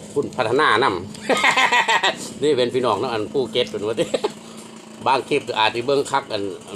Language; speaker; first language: Thai; native; Thai